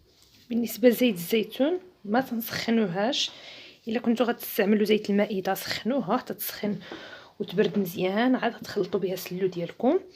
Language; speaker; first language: Arabic; native; Arabic